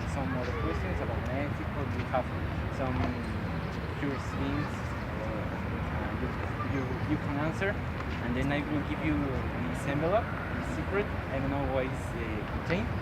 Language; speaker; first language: English; non-native, learner; Spanish